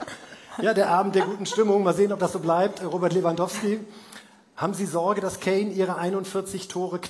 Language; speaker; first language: German; native; German